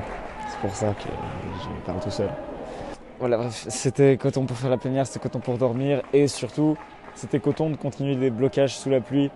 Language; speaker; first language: French; native; French